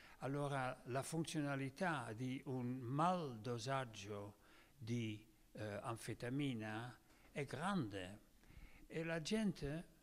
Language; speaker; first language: Italian; non-native, learner; Dutch